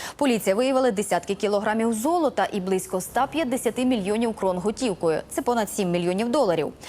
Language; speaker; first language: Ukrainian; native; Ukrainian